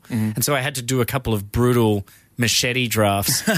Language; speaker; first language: English; native; English